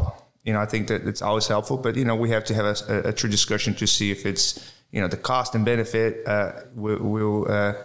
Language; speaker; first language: English; non-native, fluent; Portuguese